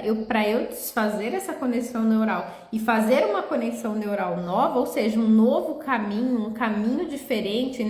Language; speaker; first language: Portuguese; native; Portuguese